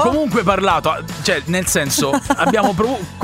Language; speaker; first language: Italian; native; Italian